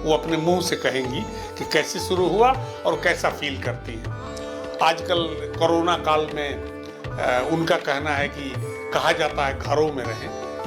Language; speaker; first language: Hindi; native; Hindi